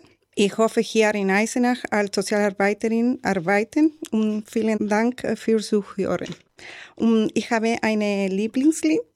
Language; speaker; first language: German; non-native, learner; Spanish